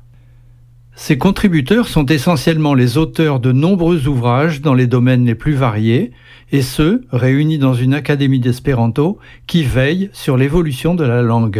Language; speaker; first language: French; native; French